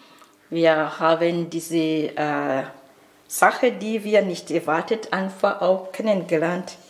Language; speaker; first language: German; non-native, learner; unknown